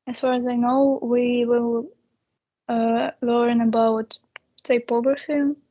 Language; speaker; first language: English; non-native, learner; Russian